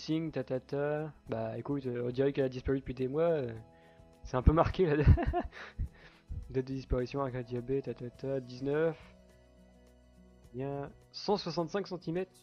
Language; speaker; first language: French; native; French